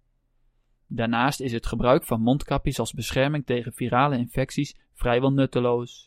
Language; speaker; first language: Dutch; native; Dutch